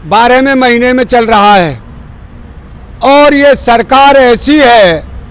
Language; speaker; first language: Hindi; native; Hindi